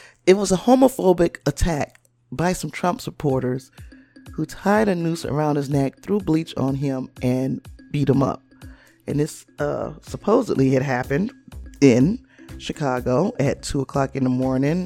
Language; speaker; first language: English; native; English